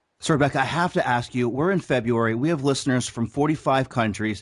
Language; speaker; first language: English; native; English